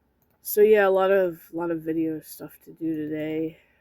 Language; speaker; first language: English; native; English